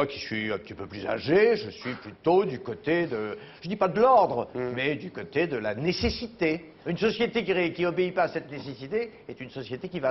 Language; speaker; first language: French; native; French